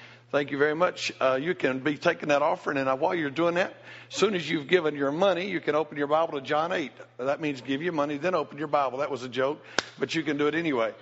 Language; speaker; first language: English; native; English